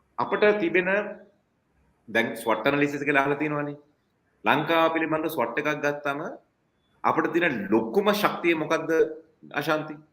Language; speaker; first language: Sinhala; non-native, local second language; Tamil